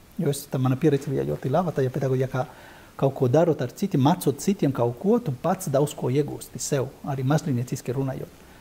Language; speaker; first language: Latvian; non-native, fluent; Spanish